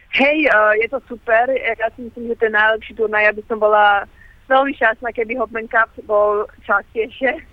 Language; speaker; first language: Slovak; early bilingual, heritage; Slovak